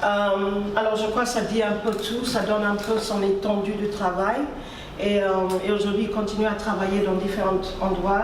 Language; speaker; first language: French; non-native, fluent; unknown